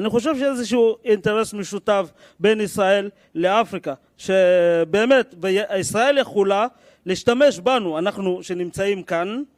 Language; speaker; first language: Hebrew; non-native, fluent; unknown